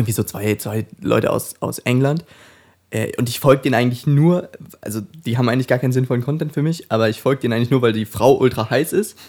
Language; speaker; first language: German; native; German